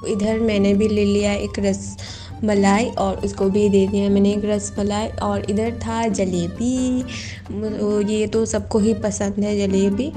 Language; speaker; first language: Hindi; non-native, local second language; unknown